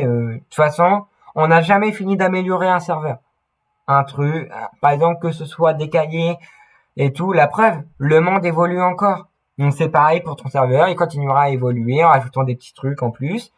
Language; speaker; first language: French; native; French